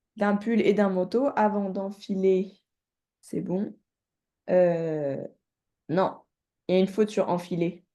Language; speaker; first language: French; native; French